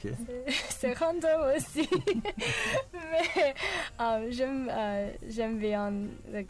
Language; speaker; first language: French; non-native, learner; English